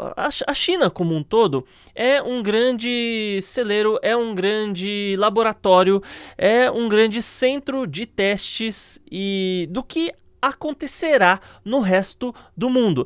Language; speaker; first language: Portuguese; native; Portuguese